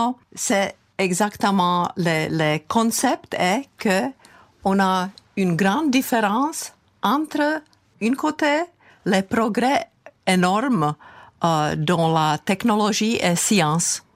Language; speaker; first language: French; non-native, fluent; Czech